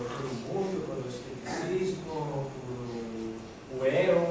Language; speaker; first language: Spanish; non-native, fluent; Greek